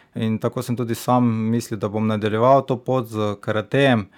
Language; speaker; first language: Slovenian; native; Slovenian